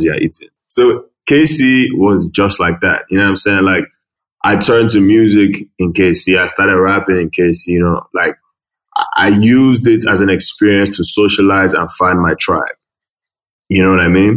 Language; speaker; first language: English; non-native, local second language; Igbo